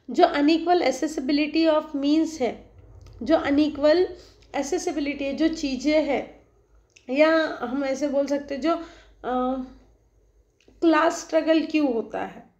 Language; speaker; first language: Hindi; non-native, local second language; Marathi